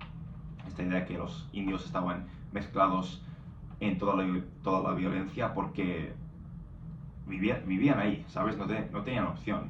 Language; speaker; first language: Spanish; non-native, fluent; English